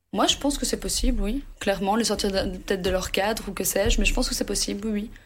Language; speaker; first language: French; native; French